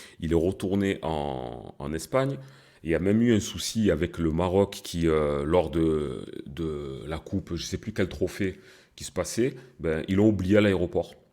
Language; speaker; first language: French; early bilingual, other home language; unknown